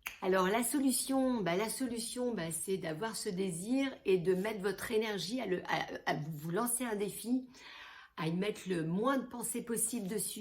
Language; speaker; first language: French; native; French